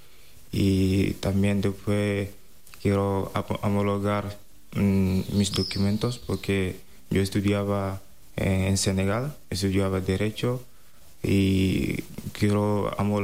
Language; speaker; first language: Spanish; non-native, fluent; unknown